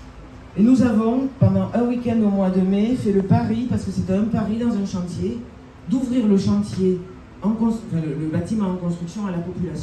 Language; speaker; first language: French; native; French